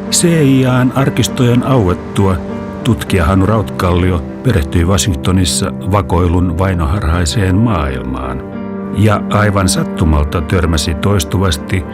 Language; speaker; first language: Finnish; native; Finnish